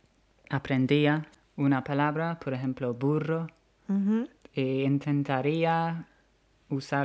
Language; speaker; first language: Spanish; non-native, fluent; English